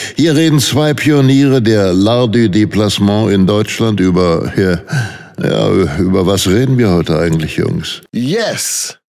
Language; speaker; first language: German; native; German